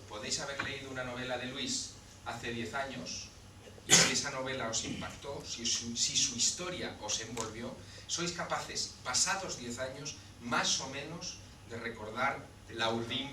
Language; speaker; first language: Spanish; native; Spanish